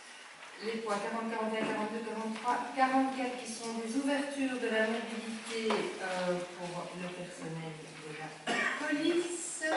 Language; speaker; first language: French; native; French